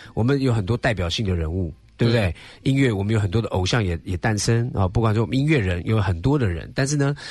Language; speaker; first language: Chinese; native; Chinese